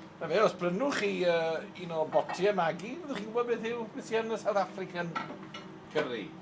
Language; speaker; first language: Welsh; native; Welsh